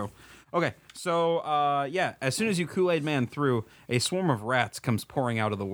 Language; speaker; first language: English; native; English